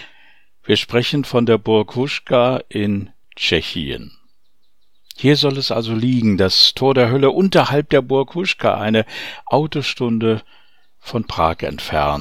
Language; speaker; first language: German; native; German